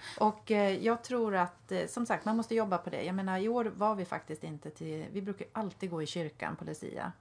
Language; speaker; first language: Swedish; native; Swedish